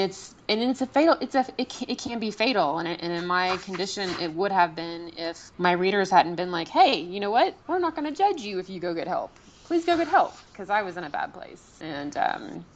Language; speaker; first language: English; native; English